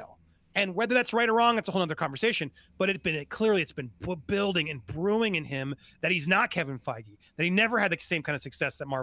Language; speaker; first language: English; native; English